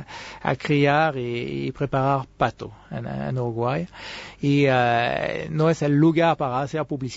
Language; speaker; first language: Spanish; non-native, fluent; French